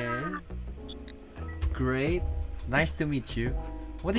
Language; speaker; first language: English; non-native, learner; Indonesian